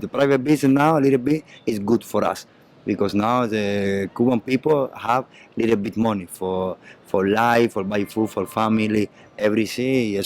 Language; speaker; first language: English; non-native, learner; Spanish